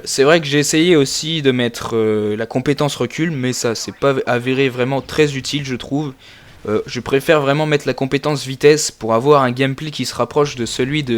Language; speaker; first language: French; native; French